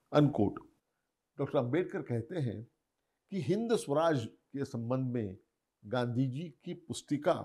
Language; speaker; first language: Hindi; non-native, local second language; Marathi